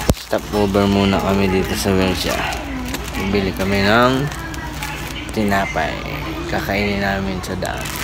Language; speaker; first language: Filipino; native; Filipino